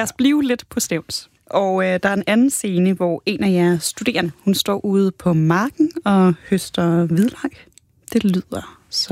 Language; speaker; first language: Danish; native; Danish